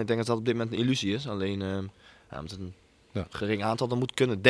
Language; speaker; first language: Dutch; native; Dutch